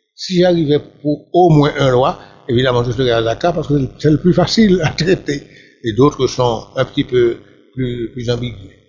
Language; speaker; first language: French; non-native, local second language; Haitian Creole